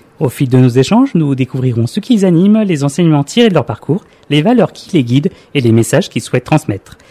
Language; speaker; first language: French; native; French